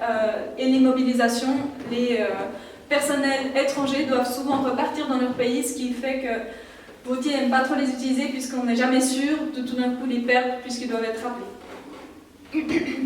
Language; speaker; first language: French; native; French